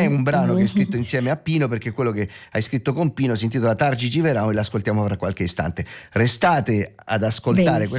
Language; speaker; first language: Italian; native; Italian